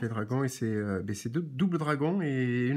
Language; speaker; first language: French; native; French